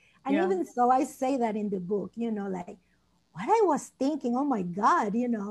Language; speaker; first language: English; non-native, learner; Spanish